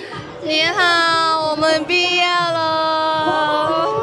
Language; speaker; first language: Chinese; non-native, learner; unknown